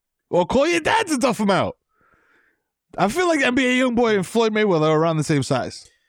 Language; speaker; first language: English; early bilingual, other home language; Spanish